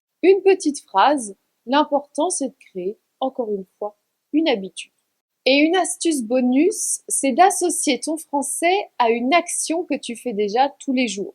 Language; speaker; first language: French; native; French